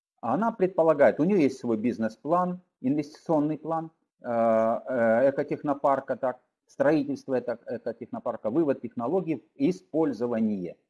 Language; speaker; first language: Russian; native; Russian